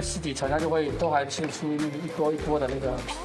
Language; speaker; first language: Chinese; native; Chinese